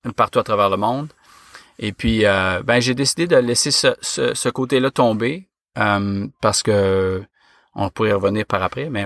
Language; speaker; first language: French; native; French